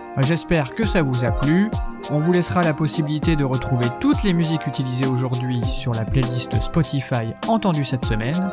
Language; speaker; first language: French; native; French